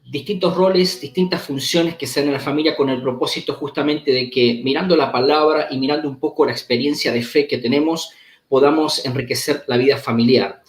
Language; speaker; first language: Spanish; native; Spanish